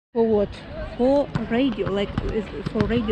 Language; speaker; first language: English; non-native, fluent; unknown